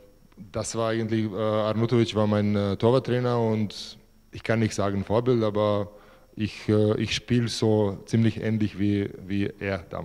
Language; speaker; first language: German; non-native, fluent; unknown